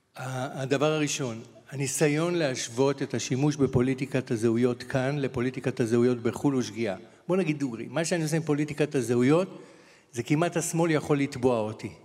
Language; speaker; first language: Hebrew; native; Hebrew